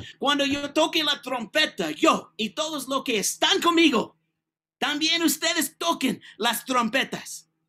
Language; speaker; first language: Spanish; non-native, learner; English